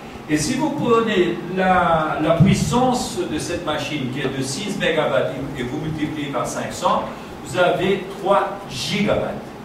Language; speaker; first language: French; non-native, fluent; Portuguese